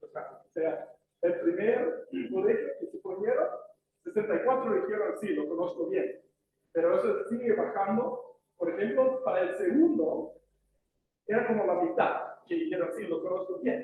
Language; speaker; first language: Spanish; non-native, fluent; English